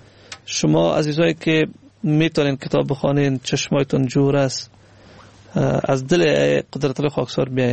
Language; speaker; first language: Persian; native; Persian